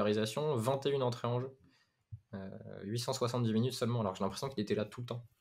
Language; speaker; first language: French; native; French